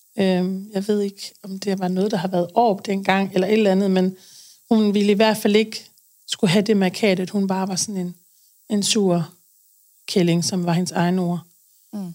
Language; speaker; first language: Danish; native; Danish